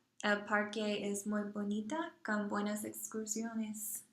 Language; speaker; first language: Spanish; non-native, learner; English